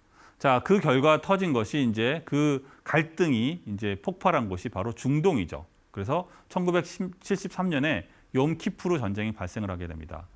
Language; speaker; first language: Korean; native; Korean